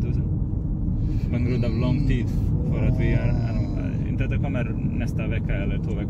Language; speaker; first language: Swedish; non-native, learner; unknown